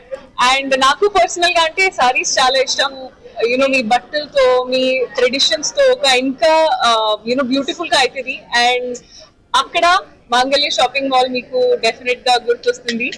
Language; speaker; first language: Telugu; non-native, fluent; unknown